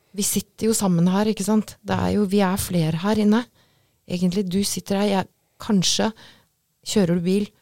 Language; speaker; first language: Norwegian; native; Norwegian